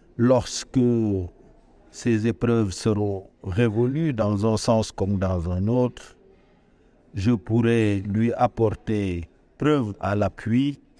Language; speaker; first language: French; non-native, local second language; Wolof